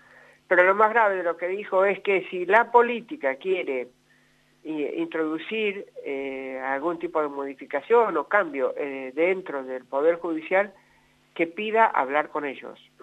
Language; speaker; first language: Spanish; native; Spanish